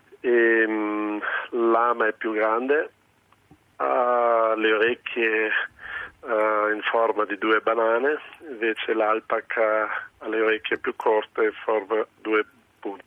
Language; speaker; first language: Italian; non-native, local second language; German